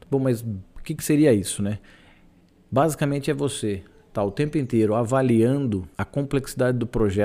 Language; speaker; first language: Portuguese; native; Portuguese